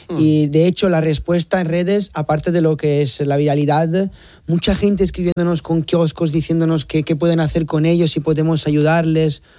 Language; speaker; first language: Spanish; non-native, fluent; Italian